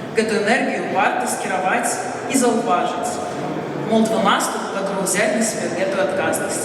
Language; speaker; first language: Belarusian; non-native, local second language; Russian